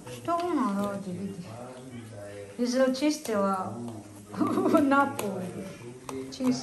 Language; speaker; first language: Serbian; non-native, learner; Filipino